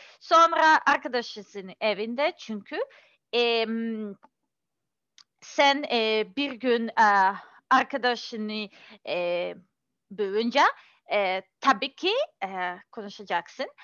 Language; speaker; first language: Turkish; non-native, learner; Russian